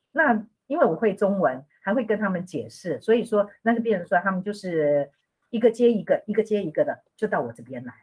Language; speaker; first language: Chinese; native; Chinese